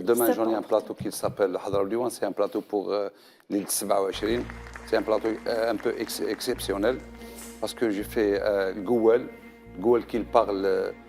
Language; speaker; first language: French; non-native, learner; Arabic